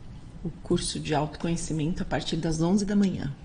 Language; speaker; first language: Portuguese; native; Portuguese